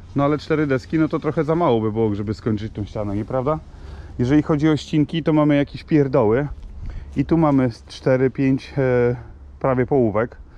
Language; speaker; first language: Polish; native; Polish